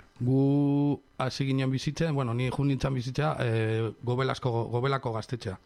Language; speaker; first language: Basque; non-native, local second language; Spanish